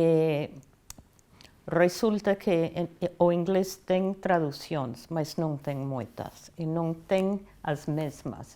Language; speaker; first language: Galician; non-native, fluent; English